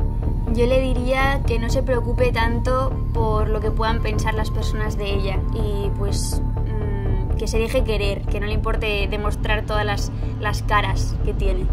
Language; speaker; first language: Spanish; native; Spanish